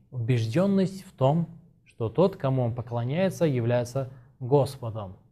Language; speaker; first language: Russian; non-native, local second language; Azerbaijani